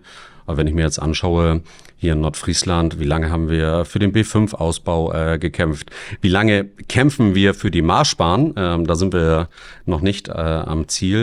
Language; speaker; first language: German; native; German